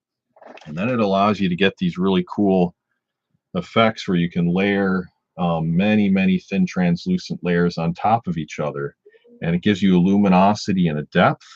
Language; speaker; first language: English; native; English